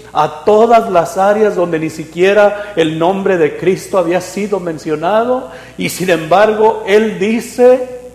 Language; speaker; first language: Spanish; native; Spanish